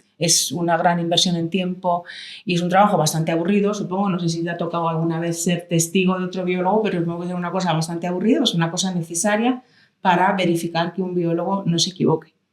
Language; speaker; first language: Spanish; native; Spanish